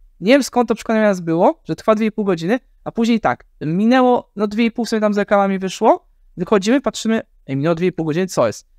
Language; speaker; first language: Polish; native; Polish